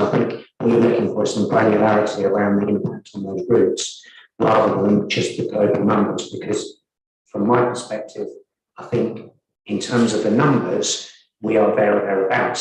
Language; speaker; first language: English; native; English